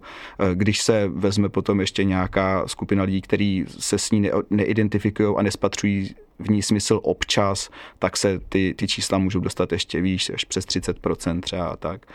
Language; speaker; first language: Czech; native; Czech